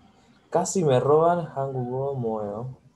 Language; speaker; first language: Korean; non-native, learner; Spanish